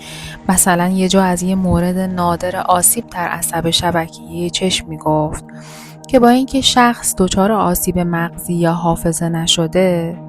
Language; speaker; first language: Persian; native; Persian